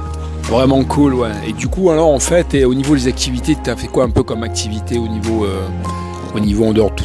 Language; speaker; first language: French; native; French